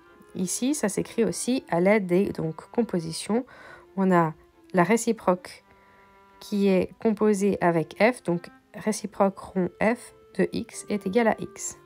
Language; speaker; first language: French; native; French